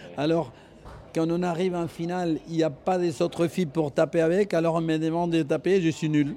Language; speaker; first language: French; non-native, fluent; Spanish